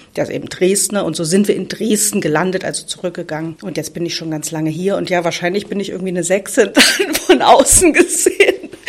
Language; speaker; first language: German; native; German